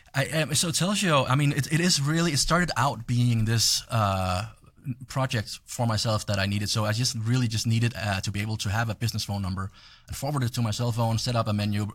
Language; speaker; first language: English; non-native, fluent; Danish